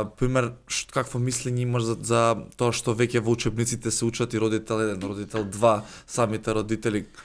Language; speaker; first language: Macedonian; native; Macedonian